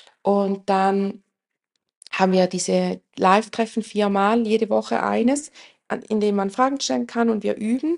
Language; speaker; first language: German; native; German